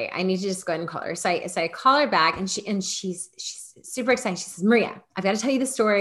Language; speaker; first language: English; native; English